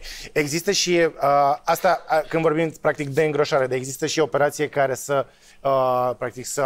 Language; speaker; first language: Romanian; native; Romanian